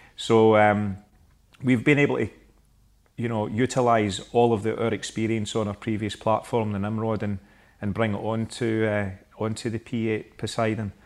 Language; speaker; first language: English; native; English